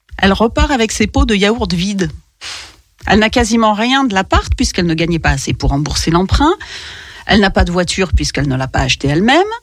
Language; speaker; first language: French; native; French